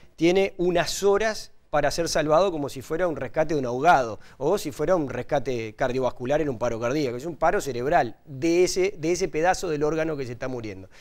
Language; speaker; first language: Spanish; native; Spanish